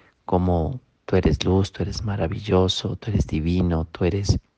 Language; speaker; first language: Spanish; native; Spanish